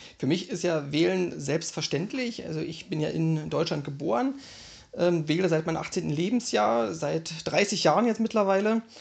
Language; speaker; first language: German; native; German